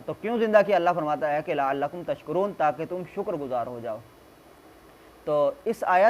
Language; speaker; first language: Urdu; native; Urdu